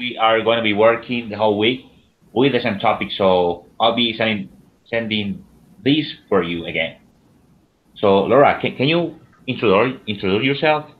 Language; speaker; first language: English; non-native, fluent; Spanish